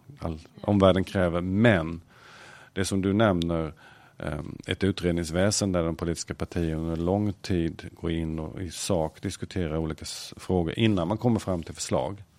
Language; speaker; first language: Swedish; native; Swedish